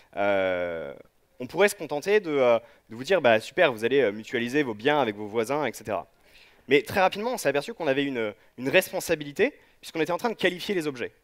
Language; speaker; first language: French; native; French